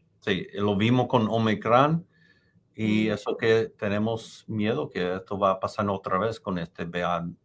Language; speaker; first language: Spanish; non-native, fluent; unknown